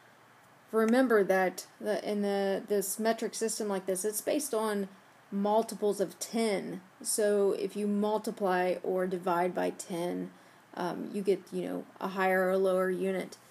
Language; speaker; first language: English; native; English